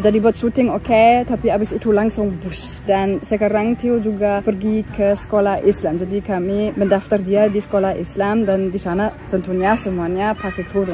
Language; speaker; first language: Indonesian; non-native, fluent; German